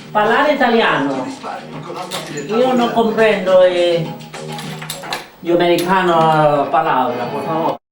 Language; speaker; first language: Italian; non-native, learner; English